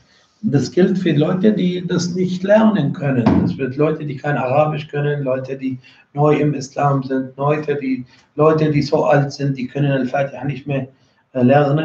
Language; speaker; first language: German; non-native, fluent; Arabic